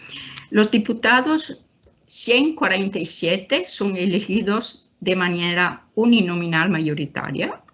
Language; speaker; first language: Spanish; non-native, fluent; Italian